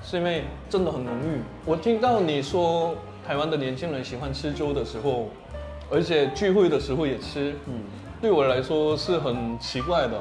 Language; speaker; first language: Chinese; non-native, fluent; Korean